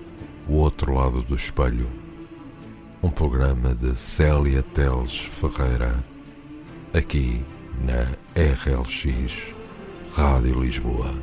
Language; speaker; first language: Portuguese; native; Portuguese